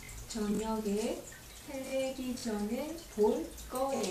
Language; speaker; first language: Korean; non-native, learner; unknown